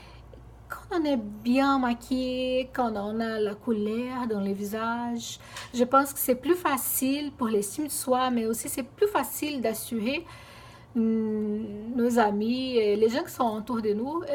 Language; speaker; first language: French; non-native, fluent; Portuguese